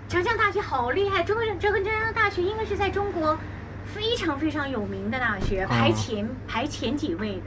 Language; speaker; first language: Chinese; native; Chinese